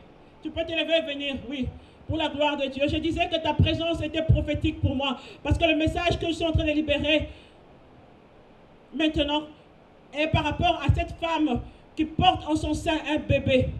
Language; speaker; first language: French; non-native, local second language; Lingala